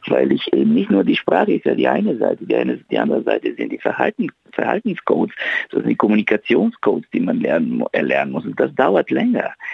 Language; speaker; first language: German; non-native, fluent; Bulgarian